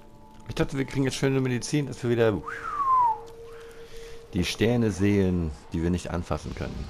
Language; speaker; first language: German; native; German